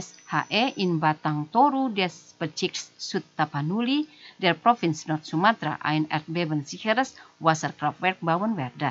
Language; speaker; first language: German; non-native, fluent; Indonesian